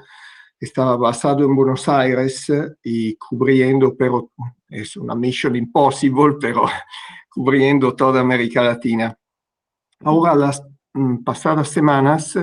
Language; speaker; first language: Spanish; non-native, fluent; Italian